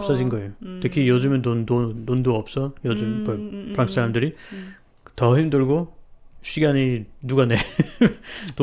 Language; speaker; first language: Korean; non-native, fluent; French